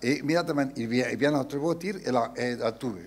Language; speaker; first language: French; non-native, learner; Spanish